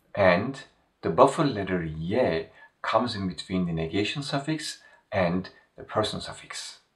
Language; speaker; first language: English; non-native, fluent; Turkish